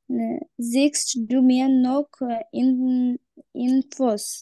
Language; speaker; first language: German; non-native, learner; Bangla